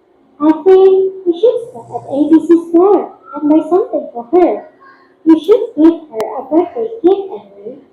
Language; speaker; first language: English; non-native, learner; Indonesian